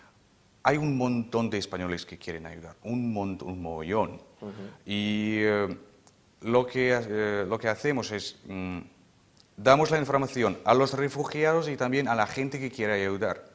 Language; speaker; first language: Spanish; non-native, fluent; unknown